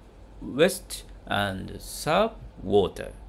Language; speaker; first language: English; non-native, learner; Japanese